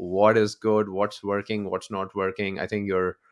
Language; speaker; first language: English; non-native, local second language; Urdu